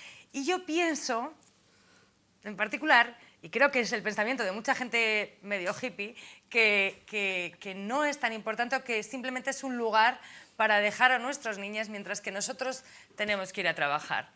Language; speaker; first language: Spanish; native; Spanish